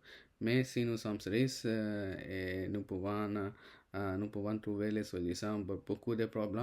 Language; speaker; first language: French; non-native, learner; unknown